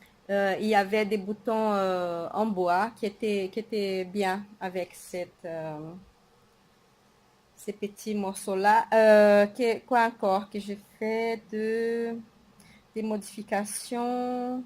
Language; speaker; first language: French; non-native, fluent; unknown